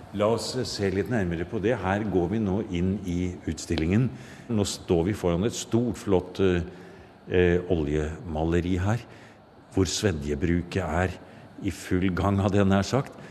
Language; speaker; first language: Norwegian; native; Norwegian